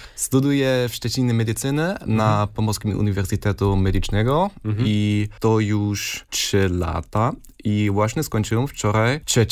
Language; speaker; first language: Polish; non-native, fluent; German